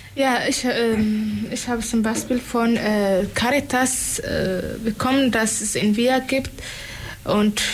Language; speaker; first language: German; non-native, fluent; Tigrinya